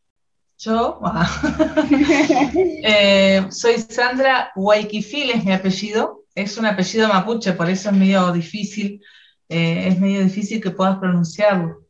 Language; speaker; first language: Spanish; native; Spanish